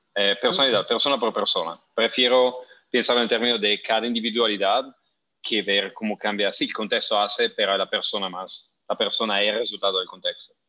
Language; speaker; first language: Spanish; non-native, fluent; Italian